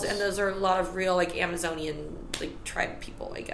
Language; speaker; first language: English; native; English